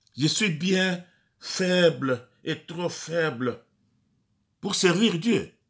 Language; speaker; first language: French; non-native, local second language; Lingala